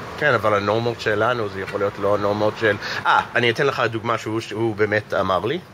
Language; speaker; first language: Hebrew; non-native, fluent; English